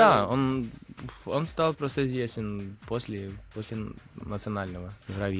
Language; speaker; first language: Russian; early bilingual, heritage; Russian